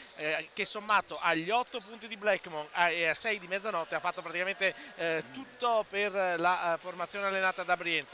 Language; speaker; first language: Italian; native; Italian